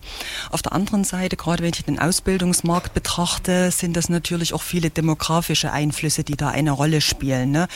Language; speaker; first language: German; native; German